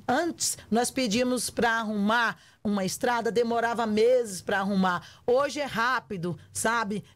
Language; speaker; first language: Portuguese; native; Portuguese